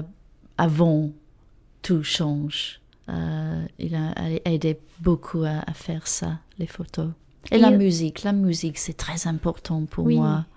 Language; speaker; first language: French; non-native, learner; English